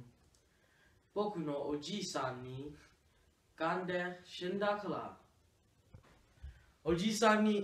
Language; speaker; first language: Japanese; non-native, learner; English